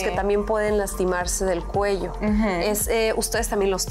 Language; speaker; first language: Spanish; native; Spanish